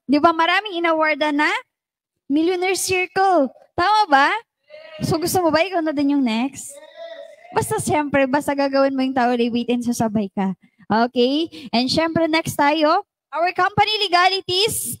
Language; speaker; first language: Filipino; non-native, local second language; Bikol